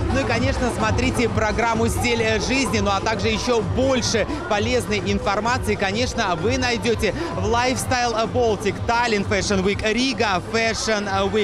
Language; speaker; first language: Russian; native; Russian